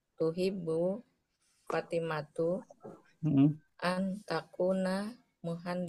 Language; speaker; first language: Arabic; non-native, learner; Indonesian